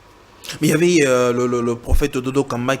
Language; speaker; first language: French; non-native, local second language; Lingala